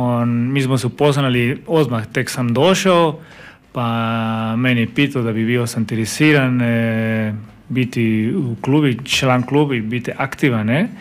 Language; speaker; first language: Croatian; non-native, learner; Spanish